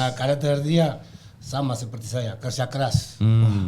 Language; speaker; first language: Indonesian; non-native, learner; Spanish